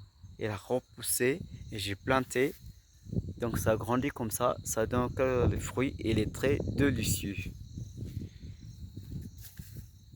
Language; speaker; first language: French; non-native, fluent; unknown